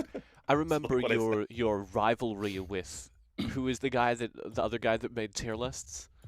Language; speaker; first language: English; native; English